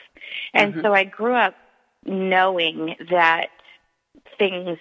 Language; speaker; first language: English; native; English